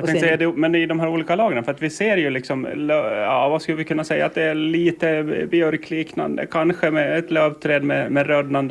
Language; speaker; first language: Swedish; native; Swedish